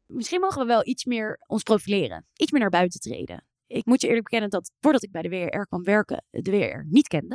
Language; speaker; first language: Dutch; native; Dutch